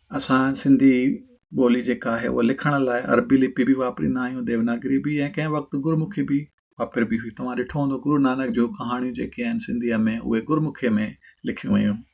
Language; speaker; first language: Sindhi; early bilingual, heritage; Sindhi